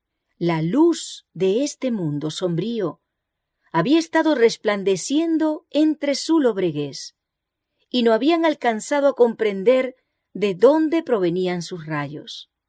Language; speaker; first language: Spanish; native; Spanish